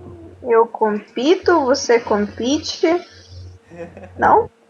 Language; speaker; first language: Portuguese; non-native, learner; Russian